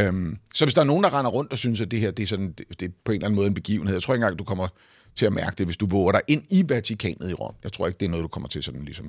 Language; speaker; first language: Danish; native; Danish